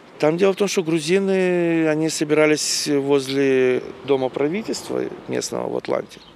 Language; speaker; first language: Russian; native; Russian